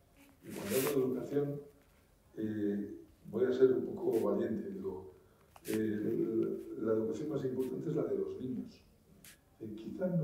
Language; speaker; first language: Spanish; native; Spanish